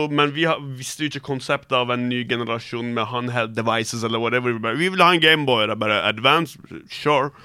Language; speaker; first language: Norwegian; early bilingual, other home language; Turkish